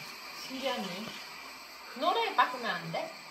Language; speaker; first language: Korean; non-native, learner; English